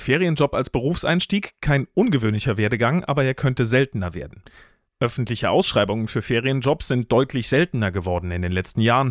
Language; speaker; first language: German; native; German